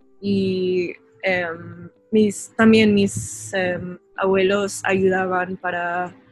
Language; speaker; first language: Spanish; non-native, learner; English